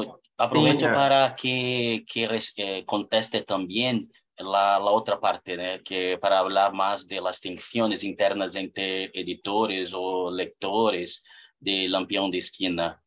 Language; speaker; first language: Spanish; non-native, fluent; Portuguese